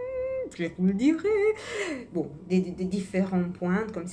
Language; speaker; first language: French; non-native, fluent; Italian